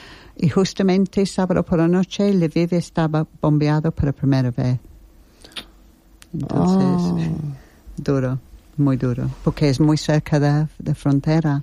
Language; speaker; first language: Spanish; non-native, learner; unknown